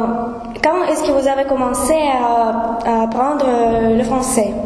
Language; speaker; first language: French; non-native, learner; Russian